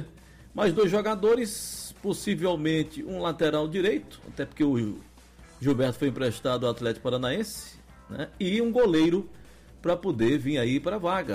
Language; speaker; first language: Portuguese; native; Portuguese